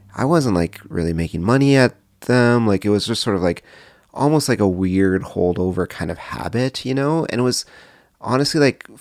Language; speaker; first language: English; native; English